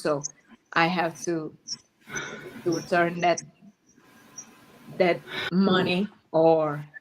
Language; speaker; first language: English; non-native, learner; Portuguese